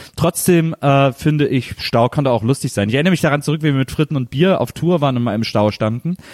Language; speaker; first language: German; native; German